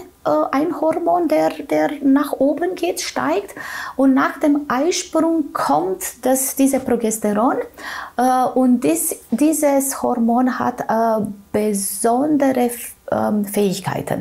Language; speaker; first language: German; non-native, fluent; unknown